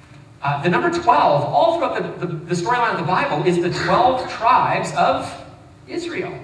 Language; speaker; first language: English; native; English